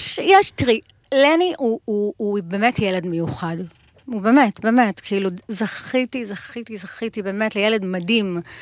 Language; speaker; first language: Hebrew; native; Hebrew